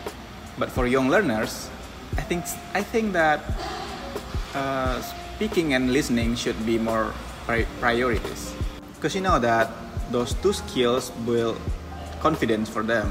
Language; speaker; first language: English; non-native, fluent; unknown